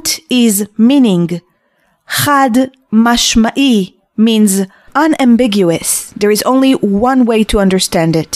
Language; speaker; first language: English; non-native, fluent; Hebrew